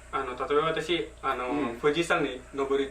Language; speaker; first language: Japanese; non-native, learner; Indonesian